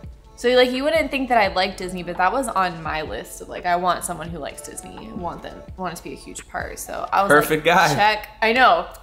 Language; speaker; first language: English; native; English